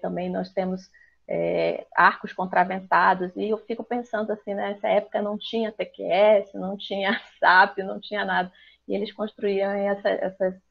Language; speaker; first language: Portuguese; native; Portuguese